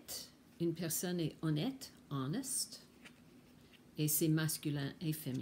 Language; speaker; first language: French; non-native, fluent; English